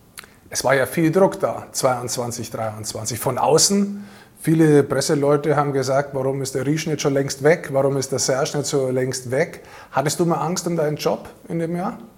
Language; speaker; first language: German; native; German